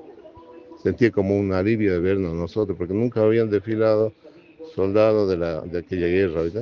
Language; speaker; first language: Spanish; native; Spanish